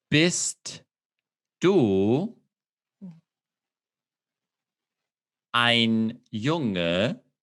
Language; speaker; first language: German; non-native, fluent; English